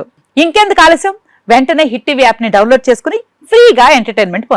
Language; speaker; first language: Telugu; native; Telugu